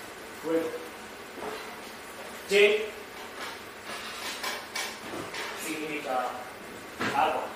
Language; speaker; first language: Spanish; non-native, learner; Japanese